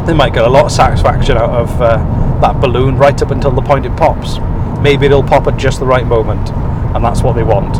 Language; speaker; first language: English; native; English